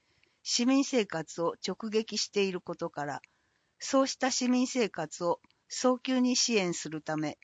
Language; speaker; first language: Japanese; native; Japanese